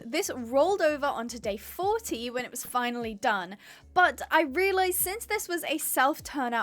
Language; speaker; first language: English; native; English